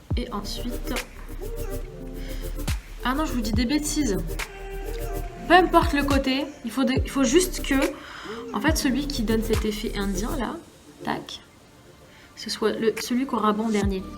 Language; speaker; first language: French; native; French